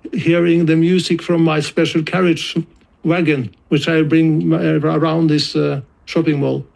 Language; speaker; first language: English; non-native, fluent; Norwegian